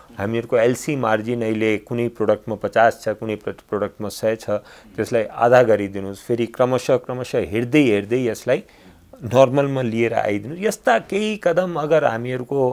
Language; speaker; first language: Nepali; non-native, local second language; Hindi